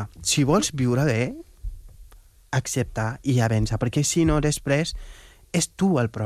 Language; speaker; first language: Catalan; non-native, fluent; Wolof